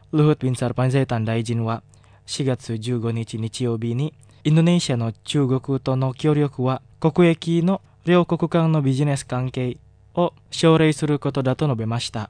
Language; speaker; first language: Japanese; non-native, fluent; Indonesian